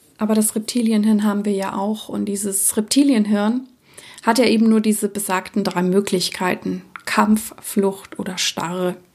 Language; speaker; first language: German; early bilingual, other home language; Czech